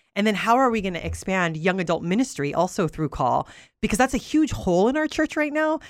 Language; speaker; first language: English; early bilingual, other home language; Spanish